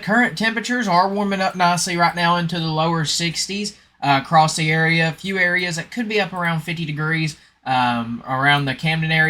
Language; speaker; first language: English; native; English